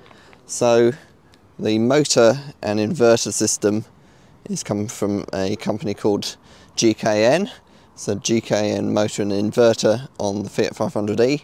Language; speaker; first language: English; native; English